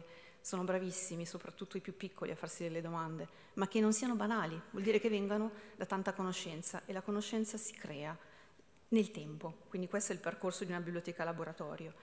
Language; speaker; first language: Italian; native; Italian